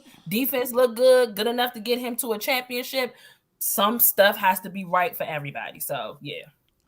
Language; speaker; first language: English; native; English